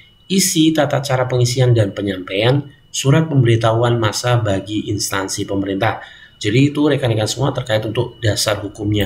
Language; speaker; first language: Indonesian; native; Indonesian